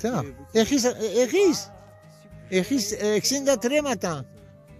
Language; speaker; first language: Greek; non-native, learner; French